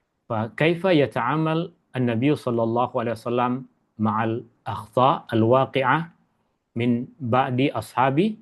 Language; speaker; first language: Arabic; non-native, fluent; Malay